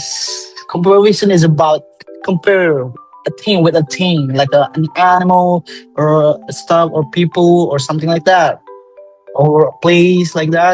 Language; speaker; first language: English; non-native, learner; Indonesian